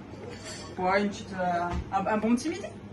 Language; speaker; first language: French; native; French